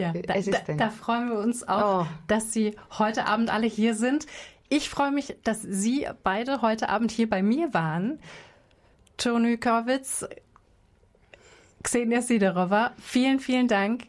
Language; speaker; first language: German; native; German